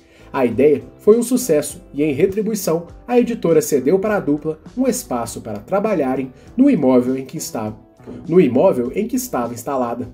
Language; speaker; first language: Portuguese; native; Portuguese